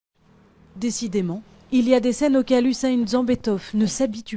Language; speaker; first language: French; native; French